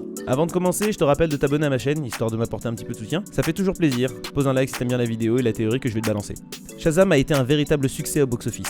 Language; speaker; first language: French; native; French